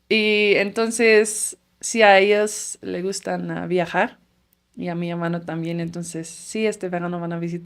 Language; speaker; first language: Spanish; non-native, fluent; Dutch